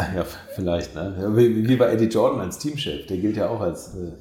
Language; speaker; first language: German; native; German